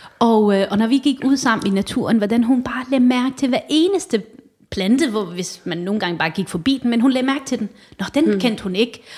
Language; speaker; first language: Danish; early bilingual, other home language; Arabic